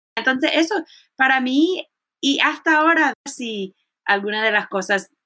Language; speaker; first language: Spanish; early bilingual, heritage; Spanish